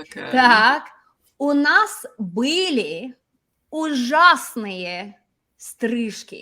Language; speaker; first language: Russian; non-native, fluent; English